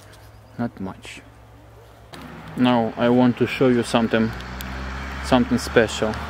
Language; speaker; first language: English; non-native, learner; Russian